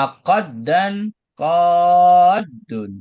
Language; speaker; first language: Arabic; non-native, fluent; Indonesian